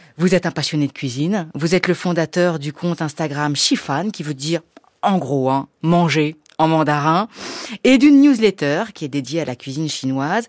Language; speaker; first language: French; native; French